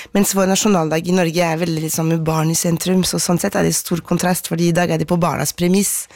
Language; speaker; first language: Norwegian; non-native, fluent; French